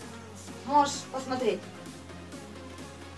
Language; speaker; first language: Russian; native; Russian